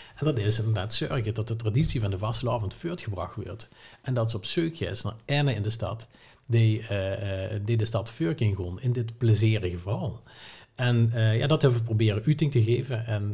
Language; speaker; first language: Dutch; non-native, local second language; Limburgish